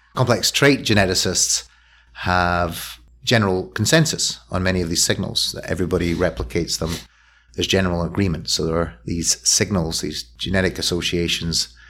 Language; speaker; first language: English; native; English